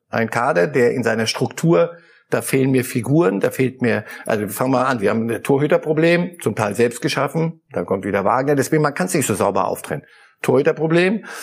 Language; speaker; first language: German; early bilingual, other home language; Polish